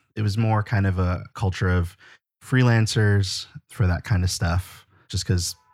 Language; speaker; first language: English; native; English